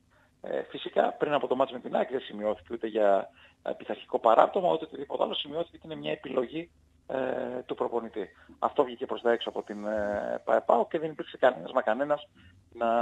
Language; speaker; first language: Greek; native; Greek